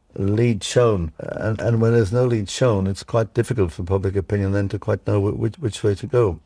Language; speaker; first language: English; early bilingual, other home language; Czech